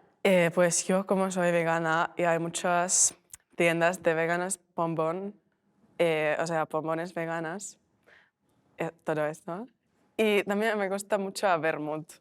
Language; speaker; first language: Spanish; non-native, learner; Finnish